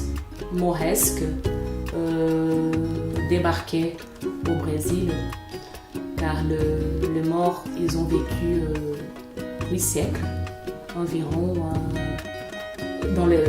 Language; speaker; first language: French; non-native, fluent; Portuguese